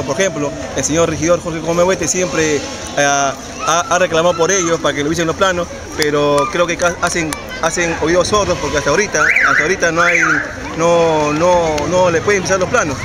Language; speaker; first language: Spanish; native; Spanish